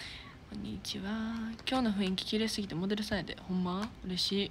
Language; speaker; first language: Japanese; native; Japanese